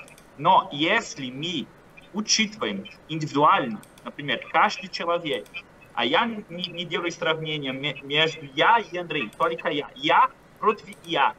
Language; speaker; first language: Russian; non-native, fluent; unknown